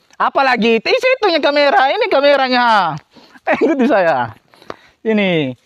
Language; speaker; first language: Indonesian; native; Indonesian